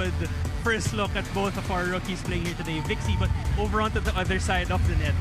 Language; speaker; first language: English; non-native, local second language; Filipino